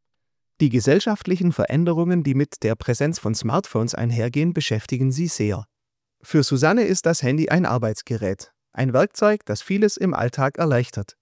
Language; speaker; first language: German; native; German